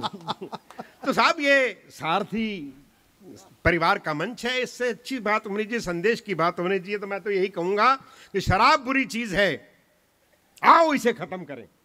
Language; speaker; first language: Hindi; non-native, local second language; Punjabi